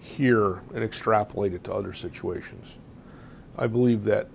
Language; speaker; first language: English; native; English